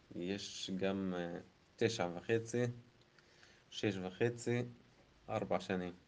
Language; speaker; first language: Hebrew; non-native, local second language; Arabic